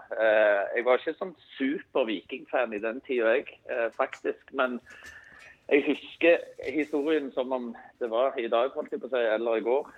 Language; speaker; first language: Norwegian; native; Norwegian